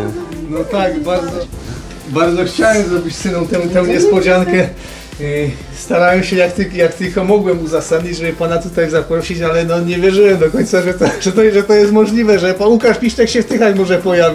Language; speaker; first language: Polish; native; Polish